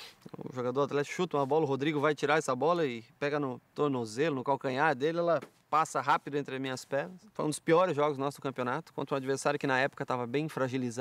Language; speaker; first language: Portuguese; native; Portuguese